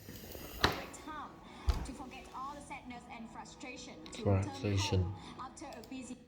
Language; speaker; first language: English; non-native, learner; Vietnamese